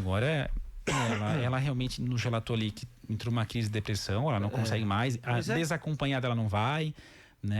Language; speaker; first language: Portuguese; native; Portuguese